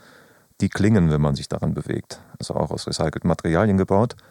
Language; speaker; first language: German; native; German